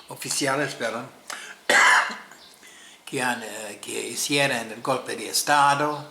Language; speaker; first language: Spanish; non-native, fluent; English